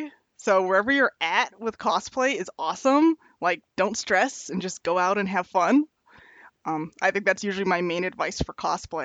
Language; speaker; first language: English; native; English